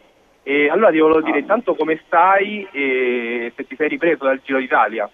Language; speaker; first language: Italian; native; Italian